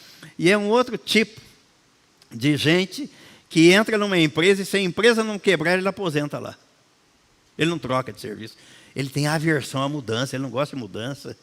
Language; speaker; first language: Portuguese; native; Portuguese